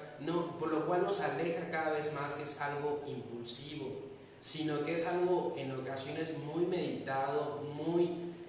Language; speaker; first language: Spanish; native; Spanish